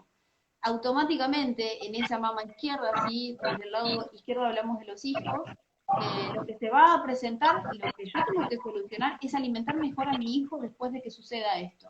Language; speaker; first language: Spanish; native; Spanish